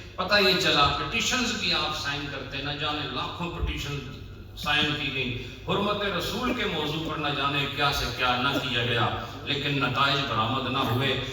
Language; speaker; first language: Urdu; non-native, local second language; Punjabi